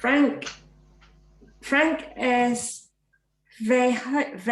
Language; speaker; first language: Spanish; non-native, learner; English